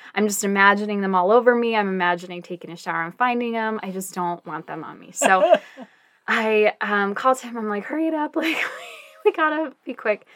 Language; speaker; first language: English; native; English